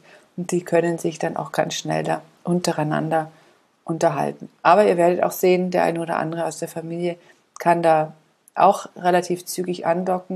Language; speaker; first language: German; native; German